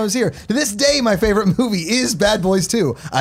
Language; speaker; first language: English; native; English